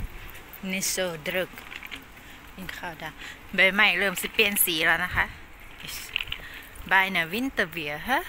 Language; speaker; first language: Dutch; non-native, learner; Thai